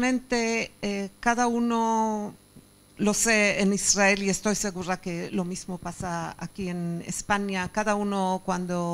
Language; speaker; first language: Spanish; non-native, fluent; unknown